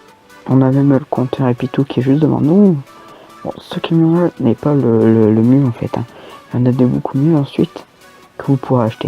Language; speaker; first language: French; native; French